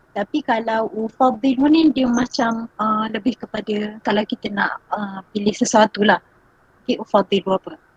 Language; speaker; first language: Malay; native; Malay